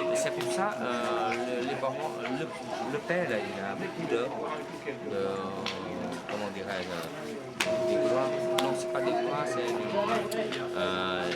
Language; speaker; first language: French; non-native, fluent; Vietnamese